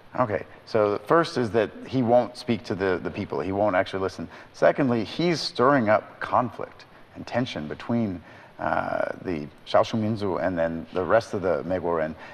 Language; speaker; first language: English; native; English